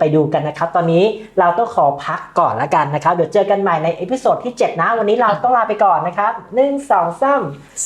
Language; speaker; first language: Thai; native; Thai